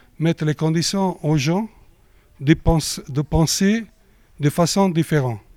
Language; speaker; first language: French; non-native, fluent; Italian